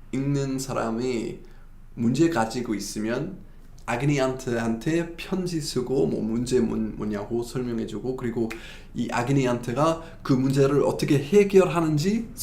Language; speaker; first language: Korean; non-native, fluent; English